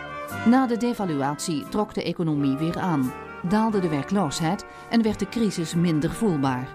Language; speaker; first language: Dutch; native; Dutch